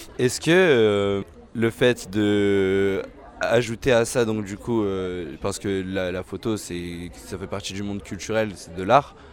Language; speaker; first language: French; native; French